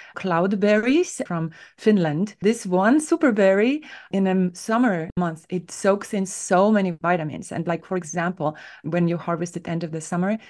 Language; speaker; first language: English; non-native, fluent; Estonian